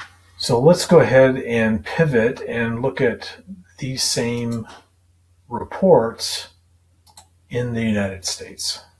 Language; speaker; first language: English; native; English